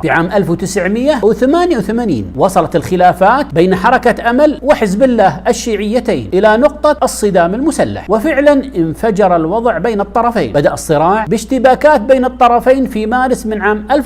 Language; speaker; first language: Arabic; native; Arabic